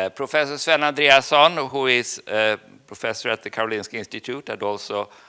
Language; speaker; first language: English; non-native, fluent; Swedish